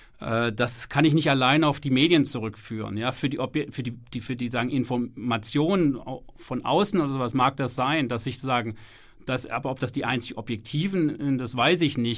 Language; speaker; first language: German; native; German